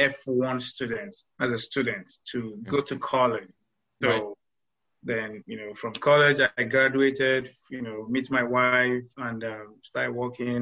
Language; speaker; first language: English; non-native, local second language; Yoruba